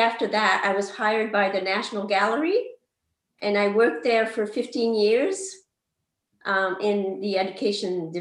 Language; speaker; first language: English; non-native, fluent; French